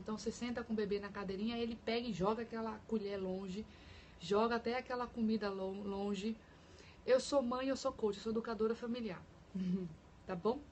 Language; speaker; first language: Portuguese; native; Portuguese